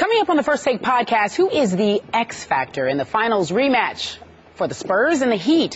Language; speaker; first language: English; native; English